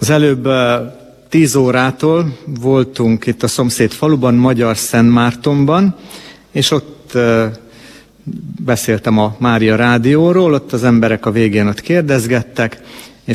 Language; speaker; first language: Hungarian; native; Hungarian